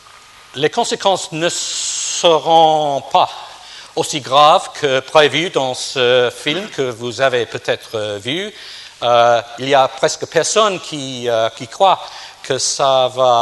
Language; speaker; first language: French; non-native, fluent; English